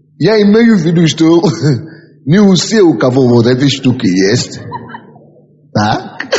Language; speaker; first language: Russian; non-native, fluent; Yoruba